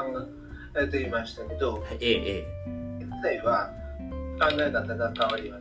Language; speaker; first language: Japanese; non-native, learner; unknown